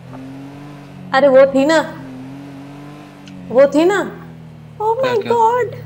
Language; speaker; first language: Hindi; native; Hindi